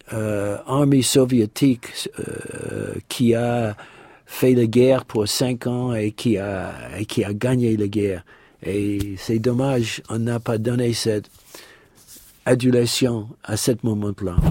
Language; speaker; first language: French; non-native, fluent; English